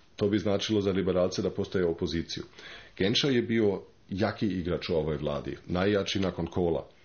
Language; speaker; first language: Croatian; non-native, fluent; German